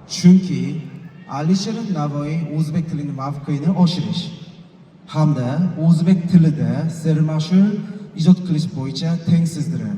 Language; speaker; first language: Uzbek; non-native, fluent; Korean